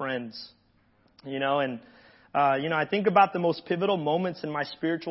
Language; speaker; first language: English; native; English